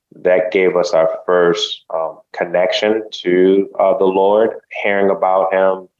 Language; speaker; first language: English; early bilingual, other home language; Haitian Creole